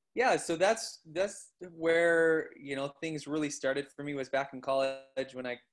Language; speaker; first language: English; native; English